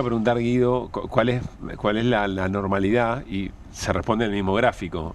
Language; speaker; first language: Spanish; native; Spanish